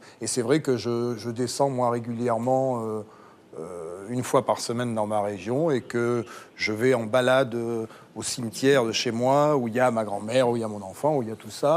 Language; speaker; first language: French; native; French